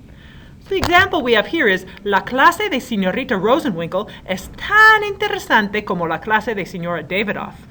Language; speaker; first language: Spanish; non-native, learner; English